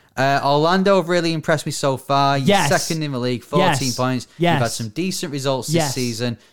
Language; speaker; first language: English; native; English